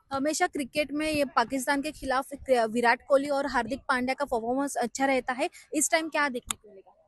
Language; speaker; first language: Hindi; non-native, local second language; Marathi